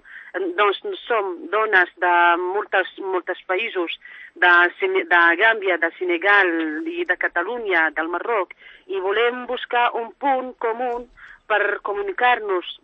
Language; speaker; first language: Catalan; non-native, fluent; Arabic